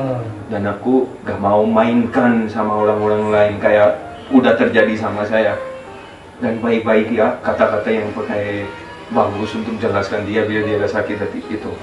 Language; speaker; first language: Indonesian; non-native, fluent; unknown